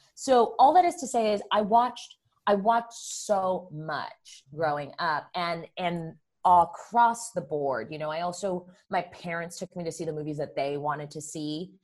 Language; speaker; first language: English; early bilingual, other home language; Spanish